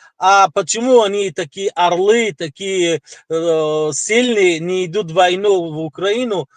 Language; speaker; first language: Russian; non-native, local second language; Tajik